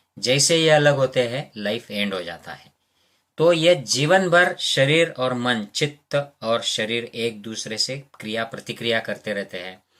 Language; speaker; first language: Hindi; non-native, local second language; Marathi